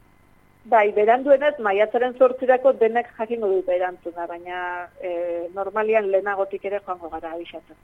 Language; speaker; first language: Basque; native; Basque